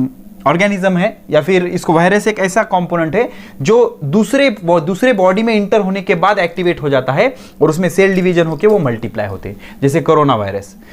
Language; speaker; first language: Hindi; non-native, local second language; Marathi